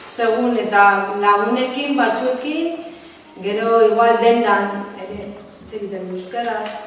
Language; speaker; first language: Basque; non-native, local second language; Spanish